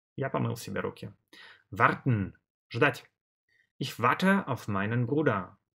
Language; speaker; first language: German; non-native, fluent; Russian